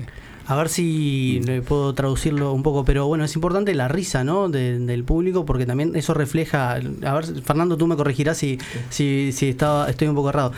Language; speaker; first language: Spanish; native; Spanish